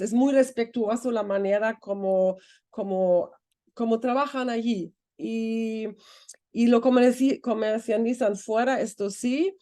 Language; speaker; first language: Spanish; non-native, fluent; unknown